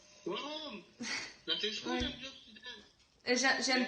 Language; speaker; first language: Dutch; non-native, learner; French